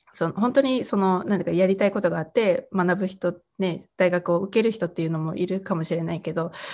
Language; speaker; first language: Japanese; native; Japanese